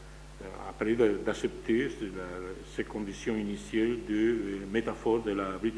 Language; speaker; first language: French; non-native, fluent; Spanish